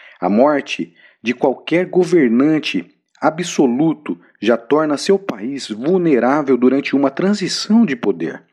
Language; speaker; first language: Portuguese; native; Portuguese